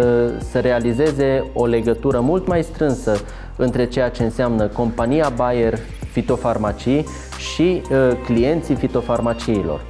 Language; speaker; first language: Romanian; native; Romanian